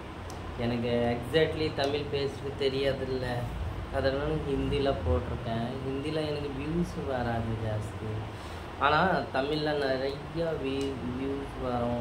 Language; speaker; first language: Tamil; non-native, fluent; Hindi